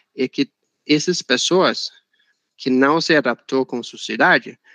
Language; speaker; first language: Portuguese; non-native, fluent; Danish